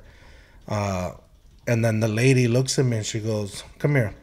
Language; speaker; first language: English; early bilingual, heritage; Spanish